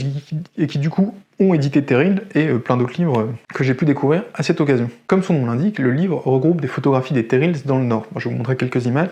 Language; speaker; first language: French; native; French